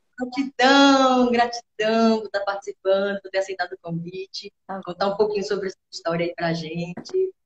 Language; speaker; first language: Portuguese; native; Portuguese